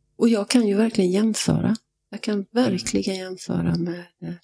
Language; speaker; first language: Swedish; native; Swedish